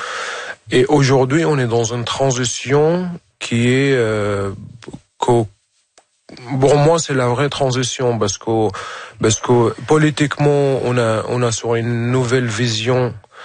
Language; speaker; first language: French; non-native, fluent; Arabic